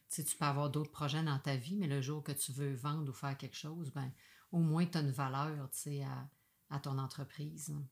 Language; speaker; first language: French; native; French